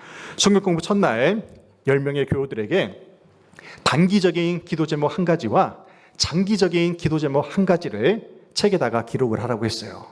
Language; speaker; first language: Korean; native; Korean